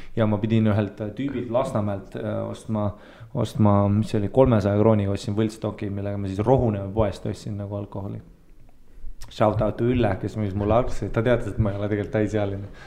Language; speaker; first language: Estonian; early bilingual, heritage; Estonian